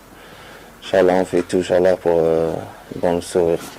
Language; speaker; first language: French; non-native, learner; Arabic